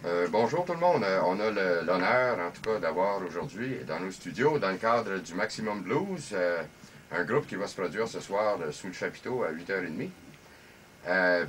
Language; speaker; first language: French; non-native, local second language; English